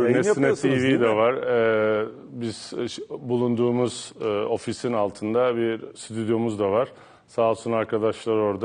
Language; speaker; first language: Turkish; native; Turkish